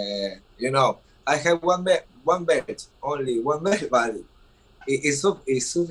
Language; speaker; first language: English; non-native, learner; Spanish